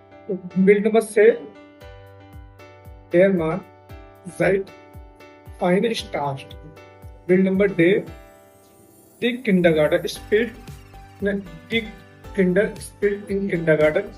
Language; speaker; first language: German; non-native, learner; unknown